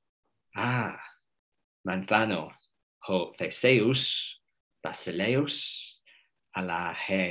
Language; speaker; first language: Greek; non-native, fluent; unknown